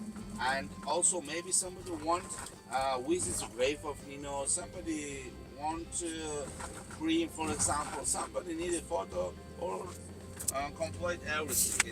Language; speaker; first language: English; non-native, learner; Georgian